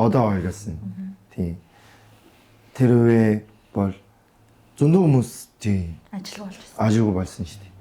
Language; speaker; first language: Mongolian; non-native, fluent; Korean